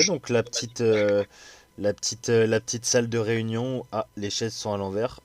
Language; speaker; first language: French; native; French